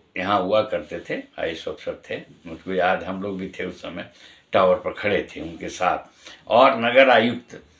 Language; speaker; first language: Hindi; native; Hindi